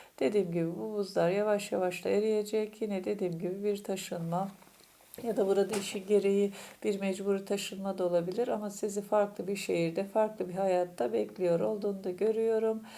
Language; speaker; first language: Turkish; native; Turkish